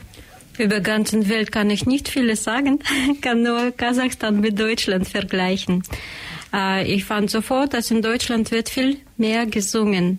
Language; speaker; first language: German; non-native, learner; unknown